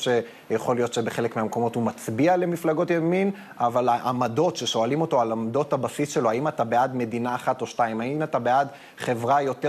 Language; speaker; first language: Hebrew; native; Hebrew